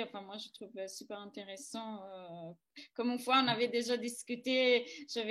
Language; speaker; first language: French; non-native, fluent; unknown